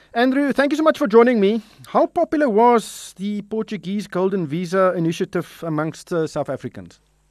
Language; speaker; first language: English; non-native, local second language; Afrikaans